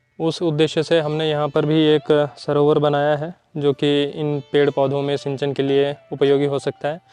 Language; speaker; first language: Hindi; native; Hindi